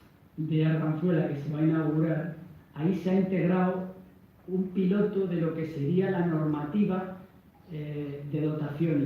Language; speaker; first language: Spanish; native; Spanish